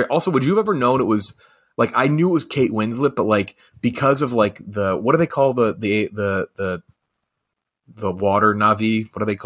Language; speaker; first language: English; native; English